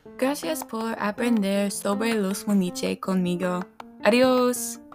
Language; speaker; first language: Spanish; non-native, learner; English